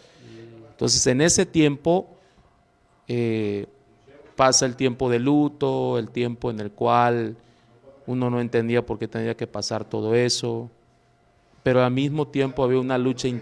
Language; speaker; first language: Spanish; native; Spanish